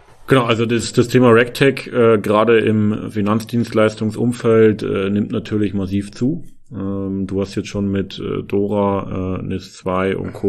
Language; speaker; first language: German; native; German